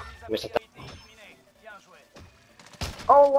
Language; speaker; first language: English; non-native, learner; Persian